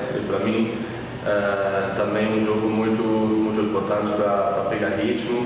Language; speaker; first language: Portuguese; non-native, fluent; German